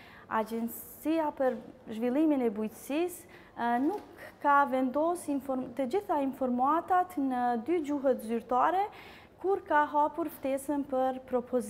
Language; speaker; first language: Albanian; native; Albanian